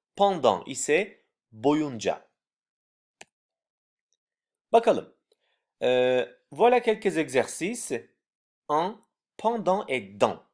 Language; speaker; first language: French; non-native, fluent; Turkish